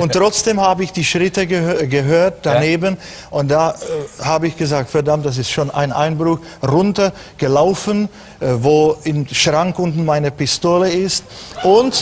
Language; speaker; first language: German; non-native, fluent; Czech